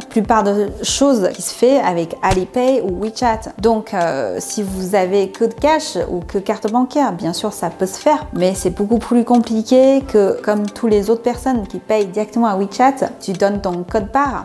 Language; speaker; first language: French; non-native, fluent; Chinese